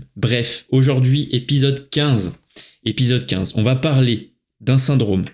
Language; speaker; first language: French; native; French